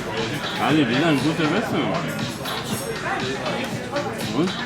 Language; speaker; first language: German; non-native, learner; Spanish